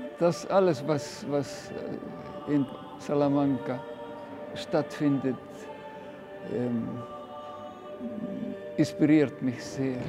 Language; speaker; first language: German; non-native, fluent; Estonian